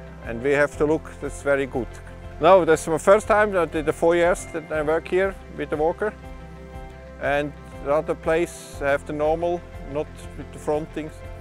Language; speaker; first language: English; non-native, learner; Swiss German